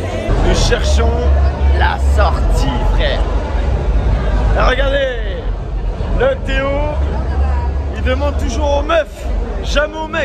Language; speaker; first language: French; native; French